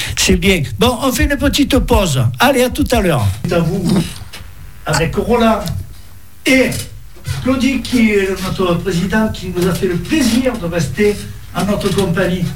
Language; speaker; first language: French; native; French